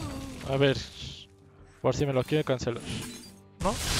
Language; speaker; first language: Spanish; native; Spanish